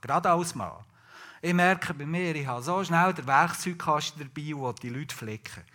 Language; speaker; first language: German; native; German